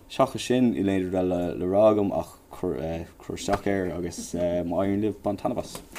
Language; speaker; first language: Irish; native; Irish